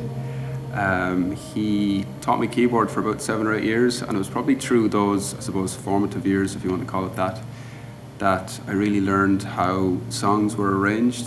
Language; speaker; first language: English; native; English